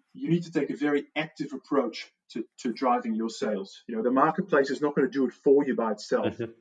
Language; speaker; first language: English; non-native, fluent; Dutch